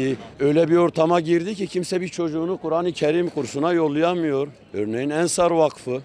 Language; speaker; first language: Turkish; native; Turkish